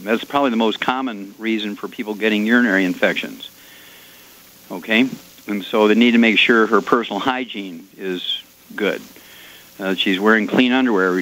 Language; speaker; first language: English; native; English